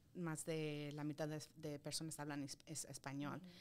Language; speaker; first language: Spanish; early bilingual, heritage; Spanish